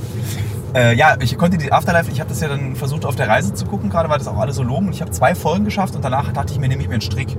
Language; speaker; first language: German; native; German